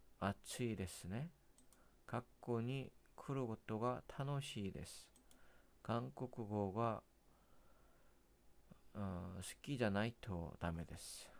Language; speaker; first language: Japanese; non-native, learner; Korean